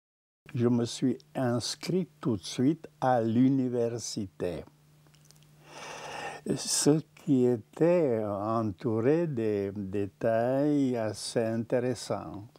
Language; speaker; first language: French; non-native, fluent; Czech